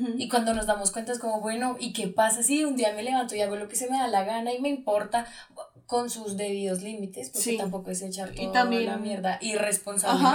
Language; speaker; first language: Spanish; native; Spanish